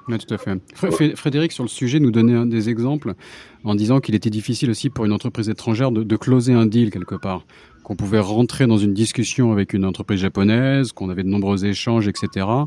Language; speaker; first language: French; native; French